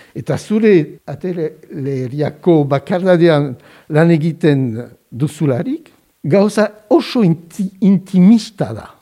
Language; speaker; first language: Basque; non-native, local second language; French